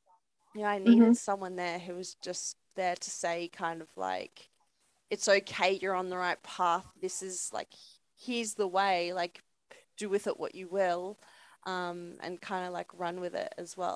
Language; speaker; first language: English; native; English